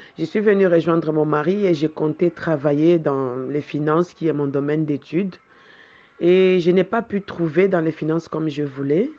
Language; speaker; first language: French; non-native, local second language; Lingala